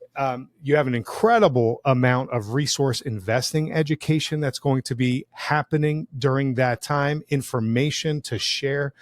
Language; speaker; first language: English; native; English